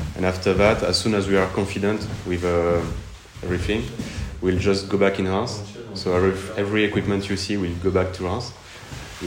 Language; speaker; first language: English; non-native, fluent; French